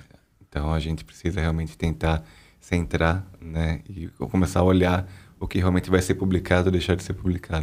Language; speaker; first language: Portuguese; native; Portuguese